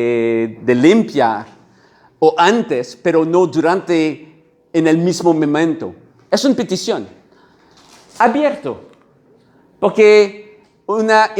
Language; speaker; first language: Spanish; non-native, learner; French